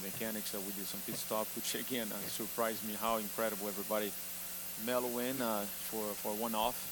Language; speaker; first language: English; non-native, fluent; Portuguese